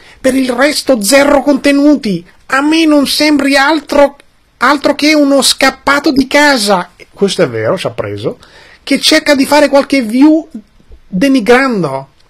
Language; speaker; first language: Italian; early bilingual, other home language; Albanian